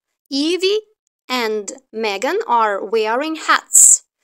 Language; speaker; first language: English; non-native, fluent; Ukrainian